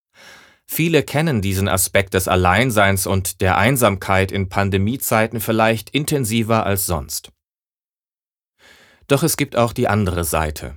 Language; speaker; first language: German; native; German